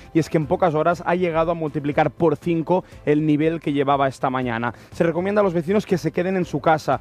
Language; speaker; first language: Spanish; non-native, local second language; Catalan